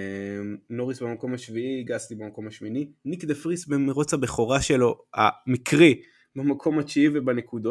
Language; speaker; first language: Hebrew; native; Hebrew